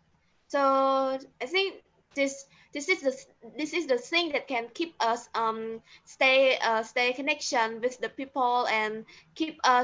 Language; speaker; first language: English; non-native, learner; Khmer